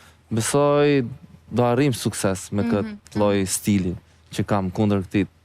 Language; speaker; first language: Albanian; native; Albanian